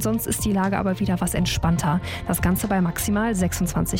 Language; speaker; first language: German; native; German